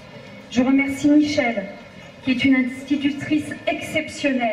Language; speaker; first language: French; native; French